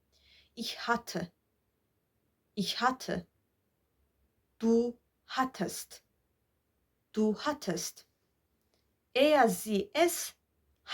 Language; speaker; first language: German; non-native, fluent; Georgian